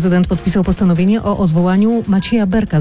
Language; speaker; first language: Polish; native; Polish